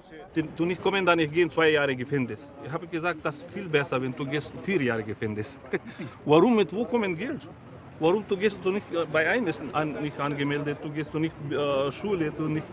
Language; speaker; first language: German; non-native, learner; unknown